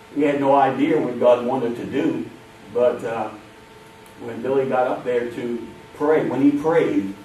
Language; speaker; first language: English; native; English